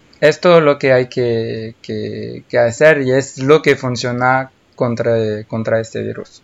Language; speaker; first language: Spanish; non-native, fluent; French